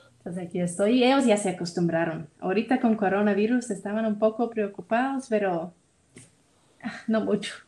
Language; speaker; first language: Spanish; non-native, fluent; English